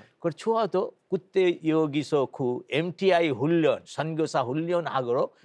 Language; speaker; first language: Korean; non-native, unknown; Bangla